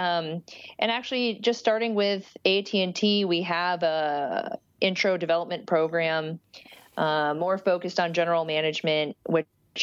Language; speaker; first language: English; early bilingual, other home language; Portuguese